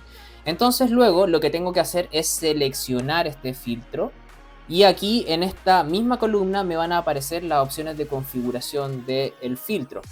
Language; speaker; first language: Spanish; native; Spanish